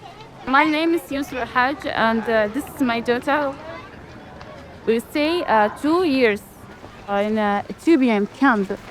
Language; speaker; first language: English; non-native, learner; Arabic